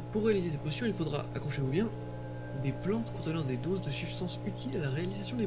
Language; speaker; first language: French; native; French